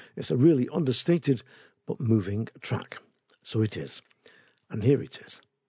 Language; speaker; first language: English; native; English